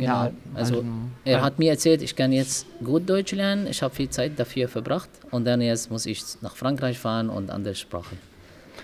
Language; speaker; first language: German; non-native, learner; Arabic